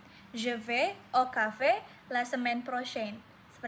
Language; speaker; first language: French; non-native, learner; Indonesian